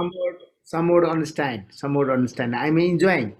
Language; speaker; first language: English; non-native, local second language; Nepali